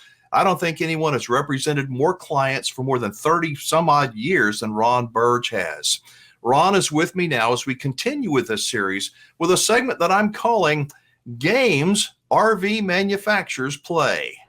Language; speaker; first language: English; native; English